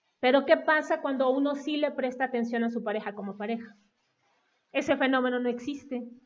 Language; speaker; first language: Spanish; native; Spanish